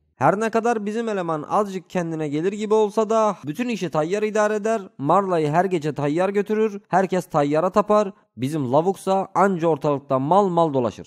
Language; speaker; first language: Turkish; native; Turkish